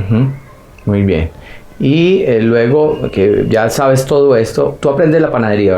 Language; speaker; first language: Spanish; native; Spanish